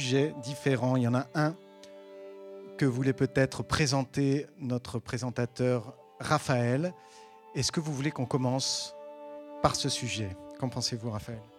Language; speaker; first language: French; native; French